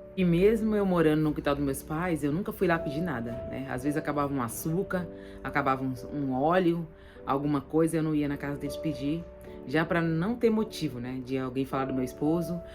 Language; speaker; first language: Portuguese; native; Portuguese